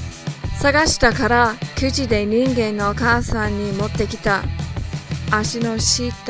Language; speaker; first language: Japanese; non-native, learner; English